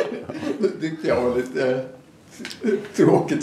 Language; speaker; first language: Swedish; native; Swedish